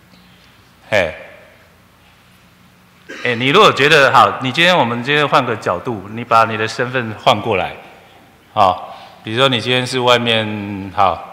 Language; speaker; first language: Chinese; native; Chinese